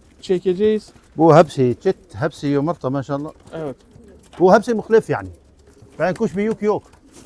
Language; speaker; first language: Turkish; non-native, learner; Arabic